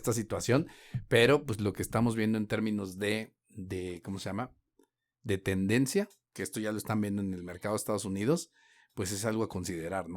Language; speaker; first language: Spanish; native; Spanish